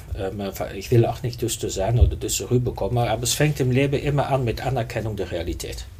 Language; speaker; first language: German; non-native, fluent; Dutch